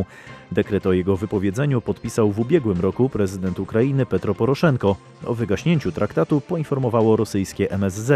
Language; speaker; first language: Polish; native; Polish